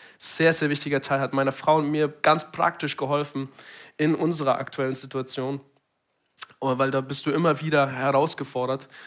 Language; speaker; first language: German; non-native, fluent; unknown